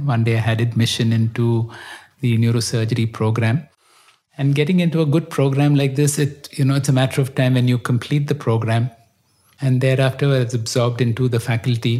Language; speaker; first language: English; non-native, local second language; Kannada